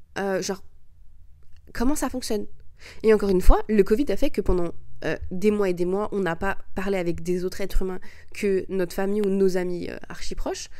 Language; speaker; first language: French; early bilingual, other home language; Arabic